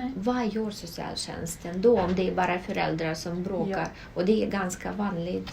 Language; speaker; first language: Swedish; non-native, local second language; Russian